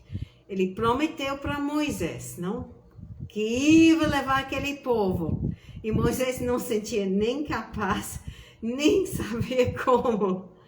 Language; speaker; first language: Portuguese; non-native, fluent; English